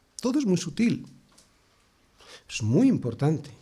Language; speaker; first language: Spanish; native; Spanish